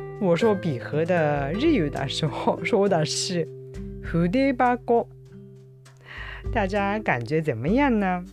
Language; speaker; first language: Chinese; non-native, fluent; Japanese